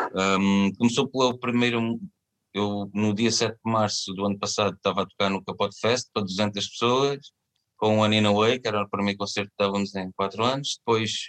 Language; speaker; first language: Portuguese; native; Portuguese